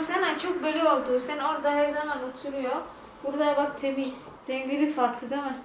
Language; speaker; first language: Turkish; non-native, learner; Indonesian